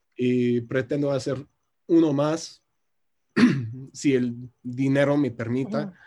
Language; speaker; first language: Spanish; non-native, fluent; English